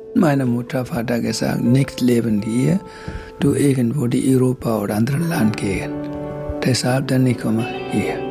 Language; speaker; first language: German; non-native, learner; Tamil